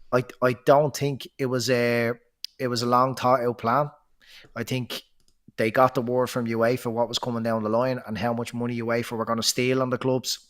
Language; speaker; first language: English; native; English